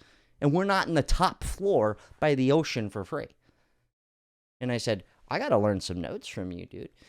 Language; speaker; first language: English; native; English